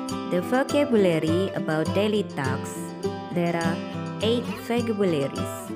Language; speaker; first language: English; non-native, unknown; Indonesian